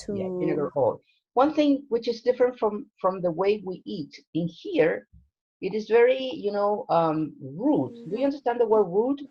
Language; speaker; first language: English; non-native, fluent; Spanish